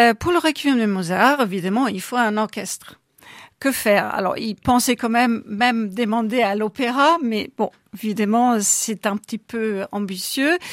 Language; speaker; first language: French; non-native, fluent; German